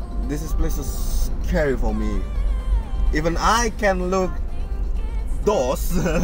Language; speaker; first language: English; non-native, learner; Indonesian